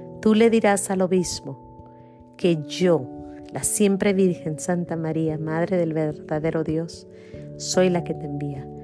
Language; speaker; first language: Spanish; native; Spanish